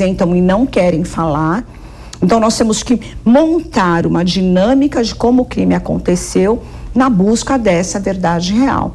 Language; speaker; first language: Portuguese; native; Portuguese